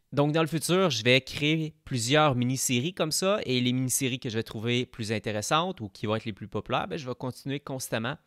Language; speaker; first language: French; native; French